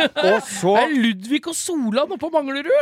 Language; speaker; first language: Norwegian; native; Norwegian